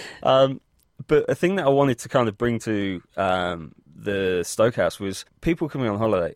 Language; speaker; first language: English; native; English